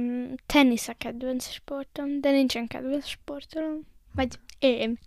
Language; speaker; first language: Hungarian; early bilingual, heritage; Hungarian